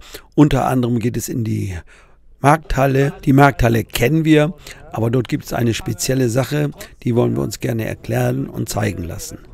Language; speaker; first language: German; native; German